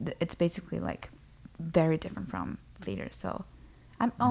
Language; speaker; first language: English; non-native, fluent; Portuguese